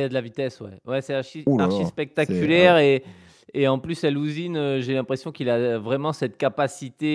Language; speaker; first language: French; native; French